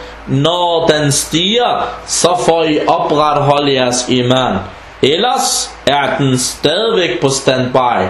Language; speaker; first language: Danish; early bilingual, other home language; Arabic